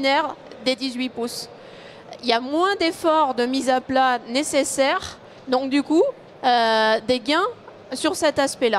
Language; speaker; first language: French; native; French